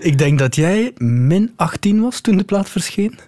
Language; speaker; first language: Dutch; native; Dutch